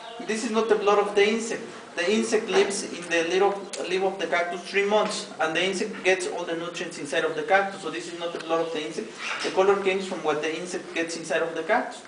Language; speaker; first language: English; non-native, fluent; Spanish